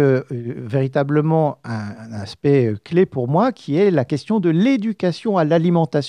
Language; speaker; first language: French; native; French